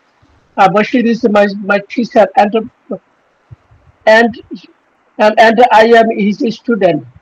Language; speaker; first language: English; non-native, learner; Bangla